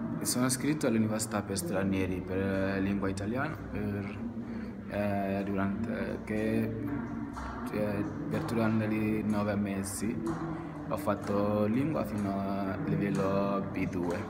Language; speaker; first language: Italian; non-native, learner; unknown